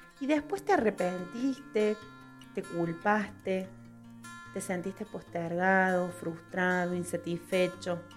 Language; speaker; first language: Spanish; native; Spanish